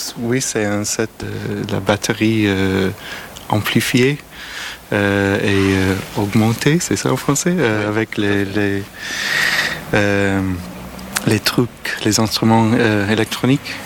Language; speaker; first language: French; non-native, learner; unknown